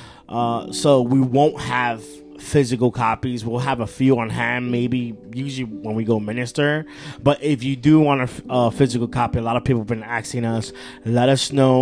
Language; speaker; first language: English; early bilingual, other home language; Spanish